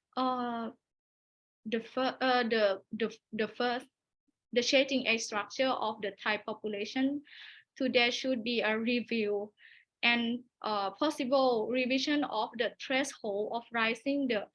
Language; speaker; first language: English; non-native, learner; Thai